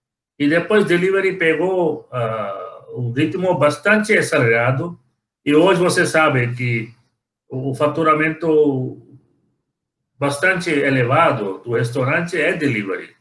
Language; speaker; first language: Portuguese; non-native, fluent; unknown